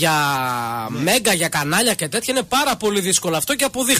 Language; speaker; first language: Greek; native; Greek